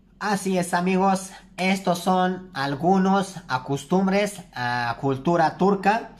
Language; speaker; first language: Spanish; non-native, learner; Turkish